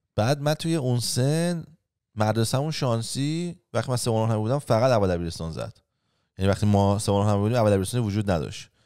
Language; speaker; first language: Persian; native; Persian